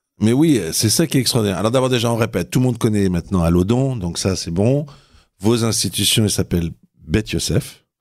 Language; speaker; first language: French; native; French